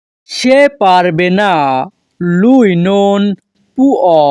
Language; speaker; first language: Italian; non-native, learner; Bangla